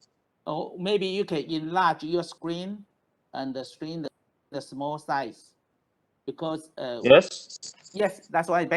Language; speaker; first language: English; non-native, fluent; Chinese